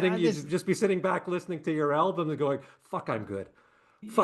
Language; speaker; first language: English; native; English